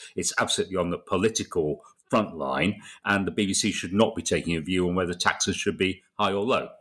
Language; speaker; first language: English; native; English